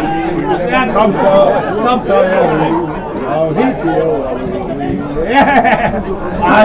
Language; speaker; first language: Danish; native; Danish